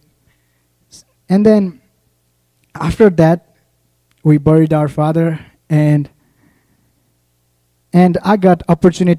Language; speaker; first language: English; non-native, local second language; Nepali